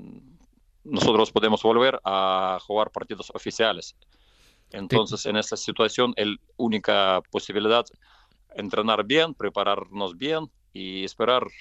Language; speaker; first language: Spanish; non-native, fluent; Russian